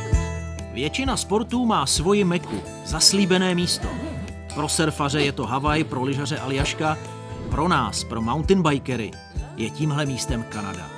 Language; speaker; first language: Czech; native; Czech